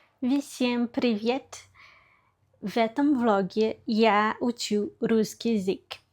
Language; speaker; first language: Russian; non-native, learner; Portuguese